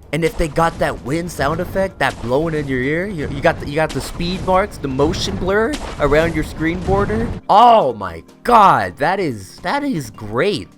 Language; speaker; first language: English; native; English